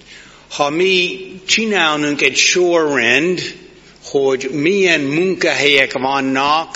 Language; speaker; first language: Hungarian; non-native, learner; English